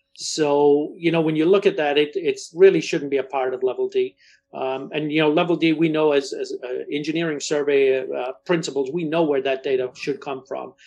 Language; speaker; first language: English; native; English